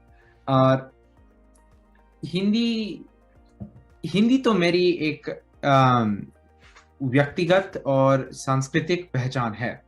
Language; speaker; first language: Hindi; early bilingual, heritage; Hindi